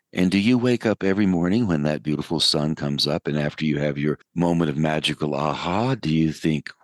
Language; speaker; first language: English; native; English